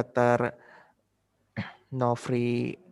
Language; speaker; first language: English; non-native, fluent; Indonesian